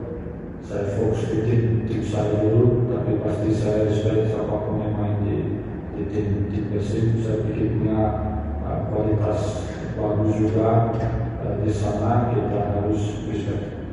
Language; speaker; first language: Indonesian; non-native, fluent; Portuguese